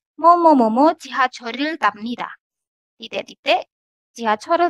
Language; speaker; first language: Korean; non-native, fluent; Indonesian